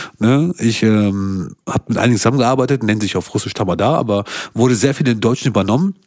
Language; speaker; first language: German; early bilingual, other home language; Albanian